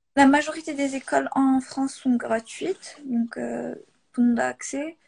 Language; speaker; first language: French; non-native, local second language; Arabic